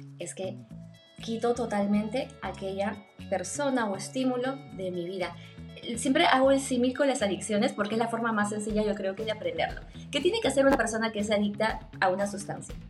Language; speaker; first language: Spanish; native; Spanish